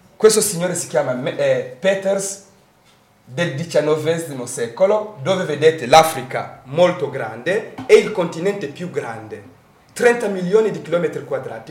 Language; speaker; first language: Italian; non-native, fluent; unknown